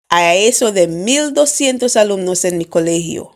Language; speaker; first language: Spanish; non-native, fluent; English